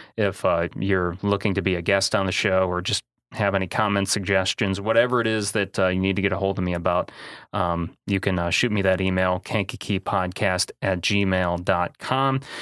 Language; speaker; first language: English; native; English